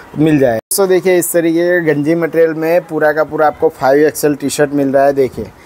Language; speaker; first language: Hindi; non-native, local second language; Gujarati